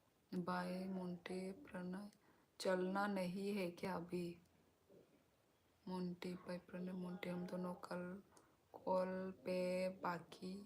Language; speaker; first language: Hindi; non-native, local second language; Kok Borok